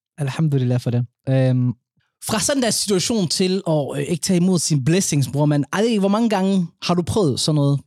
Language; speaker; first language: Danish; early bilingual, other home language; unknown